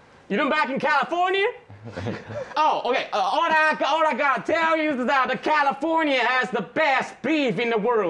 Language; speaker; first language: English; non-native, fluent; Chinese